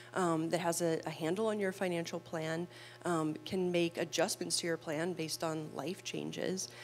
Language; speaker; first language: English; native; English